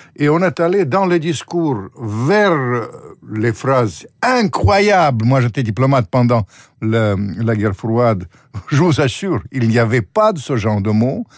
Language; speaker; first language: French; non-native, fluent; Russian